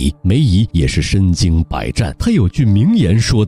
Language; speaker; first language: Chinese; native; Chinese